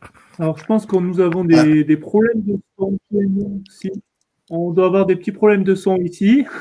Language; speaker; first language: French; native; French